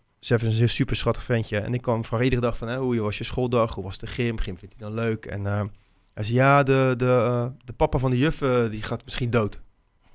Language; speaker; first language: Dutch; native; Dutch